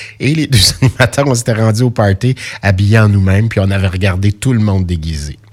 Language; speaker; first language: French; native; French